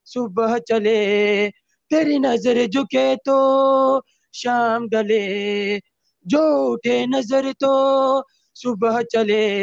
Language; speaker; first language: Hindi; native; Hindi